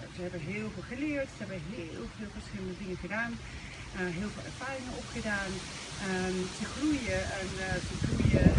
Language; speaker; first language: Dutch; non-native, fluent; Spanish